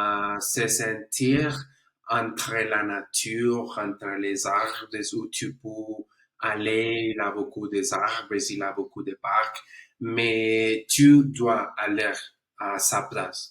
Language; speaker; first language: French; non-native, learner; Spanish